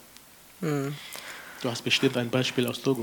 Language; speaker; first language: German; non-native, fluent; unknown